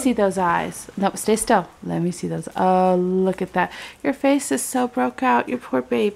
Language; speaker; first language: English; native; English